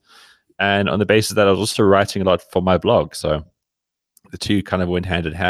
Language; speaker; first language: English; native; English